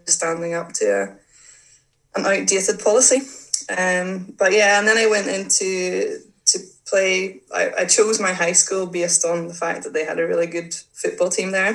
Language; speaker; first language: English; native; English